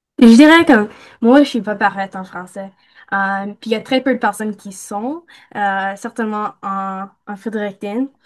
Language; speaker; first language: French; non-native, local second language; English